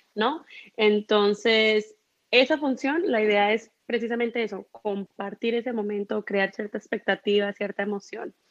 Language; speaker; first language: Spanish; early bilingual, heritage; Spanish